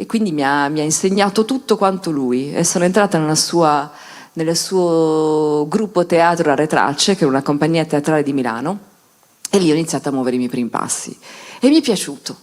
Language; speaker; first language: Italian; native; Italian